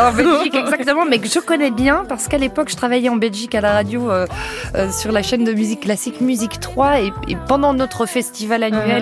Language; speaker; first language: French; native; French